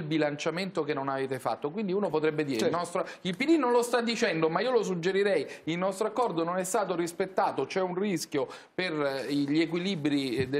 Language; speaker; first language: Italian; native; Italian